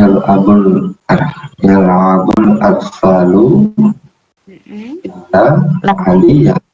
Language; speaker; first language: Arabic; non-native, learner; Indonesian